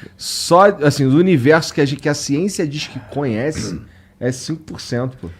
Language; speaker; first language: Portuguese; native; Portuguese